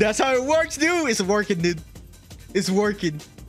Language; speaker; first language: English; early bilingual, other home language; Spanish